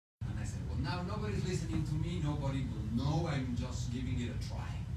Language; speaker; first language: English; non-native, fluent; Spanish